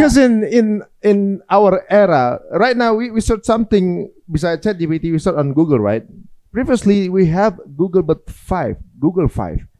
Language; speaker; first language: English; non-native, fluent; Indonesian